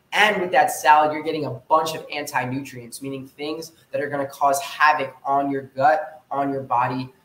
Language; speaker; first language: English; native; English